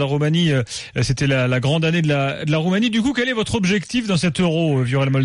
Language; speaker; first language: French; native; French